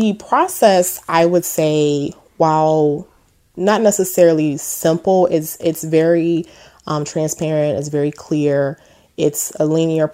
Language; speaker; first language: English; native; English